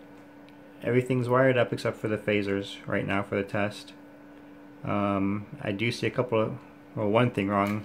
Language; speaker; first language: English; native; English